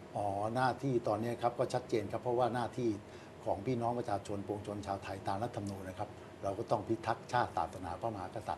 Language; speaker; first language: Thai; native; Thai